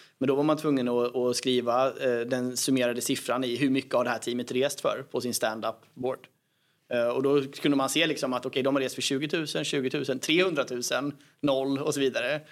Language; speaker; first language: Swedish; native; Swedish